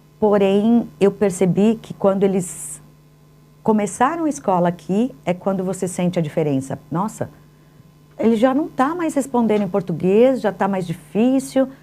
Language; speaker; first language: Portuguese; native; Portuguese